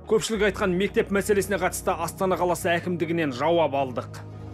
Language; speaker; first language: Kazakh; native; Kazakh